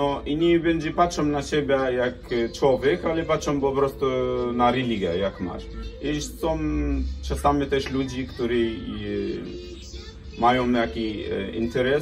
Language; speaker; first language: Polish; non-native, learner; Arabic